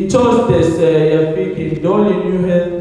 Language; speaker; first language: Danish; non-native, fluent; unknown